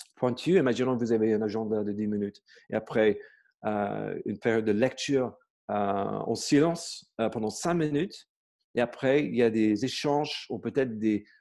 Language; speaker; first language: French; non-native, fluent; English